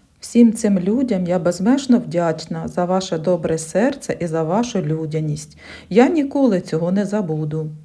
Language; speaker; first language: Ukrainian; non-native, local second language; Russian